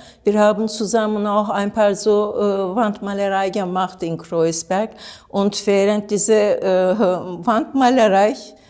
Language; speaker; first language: German; non-native, learner; Turkish